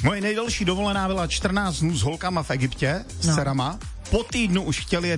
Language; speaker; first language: Czech; native; Czech